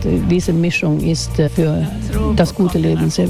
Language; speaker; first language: German; non-native, fluent; Swedish